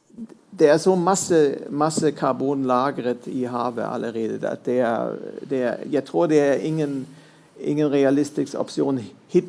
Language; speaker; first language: Norwegian; non-native, fluent; German